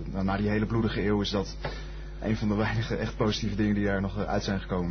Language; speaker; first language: Dutch; native; Dutch